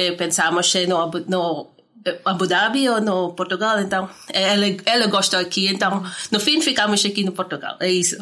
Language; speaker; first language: Portuguese; non-native, learner; Filipino